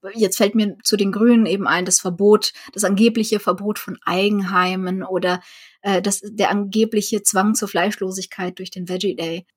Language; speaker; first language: German; early bilingual, other home language; Russian